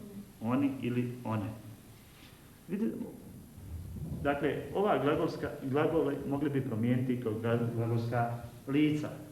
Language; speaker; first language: Bosnian; native; Bosnian